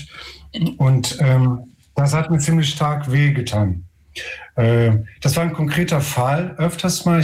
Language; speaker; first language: German; non-native, fluent; Ukrainian